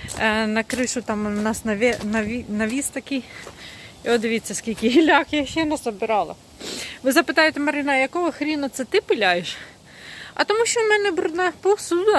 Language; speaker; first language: Ukrainian; non-native, local second language; Russian